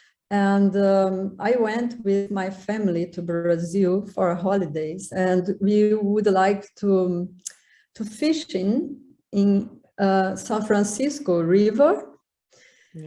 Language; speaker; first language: English; non-native, learner; Portuguese